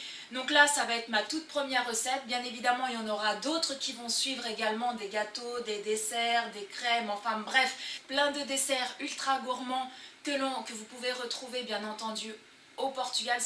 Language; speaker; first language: French; early bilingual, other home language; Portuguese